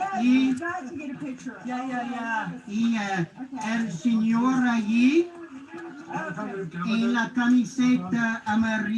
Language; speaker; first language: Spanish; non-native, learner; English